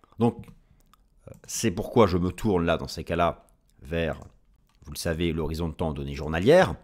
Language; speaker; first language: French; native; French